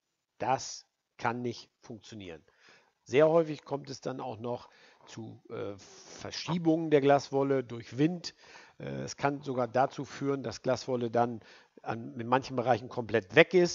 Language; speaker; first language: German; native; German